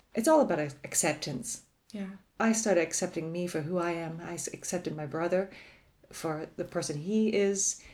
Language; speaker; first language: English; native; English